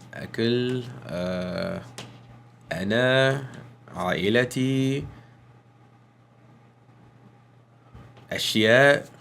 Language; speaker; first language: Arabic; non-native, learner; English